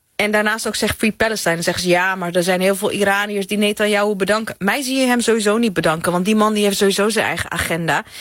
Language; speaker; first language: Dutch; early bilingual, other home language; Persian